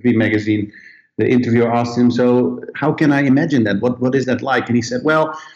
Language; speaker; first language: English; non-native, fluent; Dutch